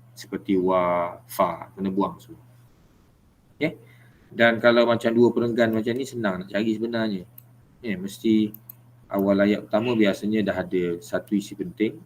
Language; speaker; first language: Malay; native; Malay